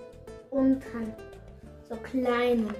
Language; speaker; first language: German; early bilingual, other home language; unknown